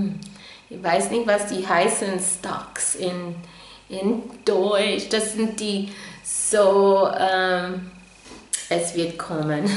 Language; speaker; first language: German; non-native, fluent; English